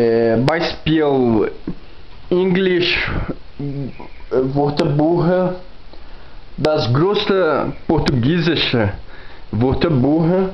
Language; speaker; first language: German; non-native, learner; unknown